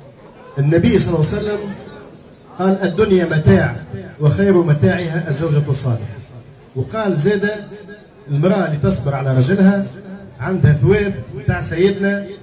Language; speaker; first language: Arabic; native; Arabic